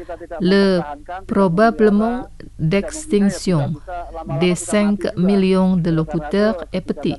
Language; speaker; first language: French; non-native, fluent; Indonesian